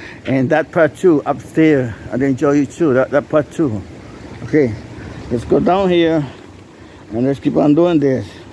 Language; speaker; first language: English; non-native, fluent; Spanish